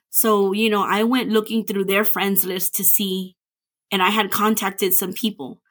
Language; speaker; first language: English; native; English